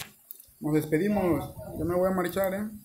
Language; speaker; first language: Spanish; native; Spanish